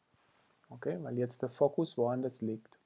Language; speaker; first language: German; non-native, fluent; Spanish